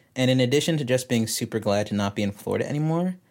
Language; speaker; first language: English; native; English